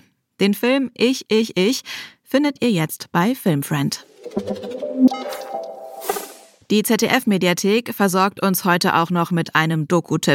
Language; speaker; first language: German; native; German